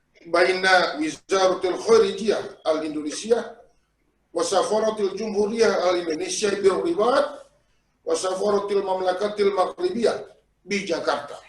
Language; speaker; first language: Arabic; non-native, fluent; Indonesian